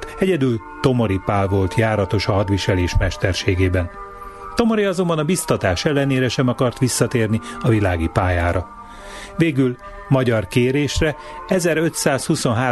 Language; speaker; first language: Hungarian; native; Hungarian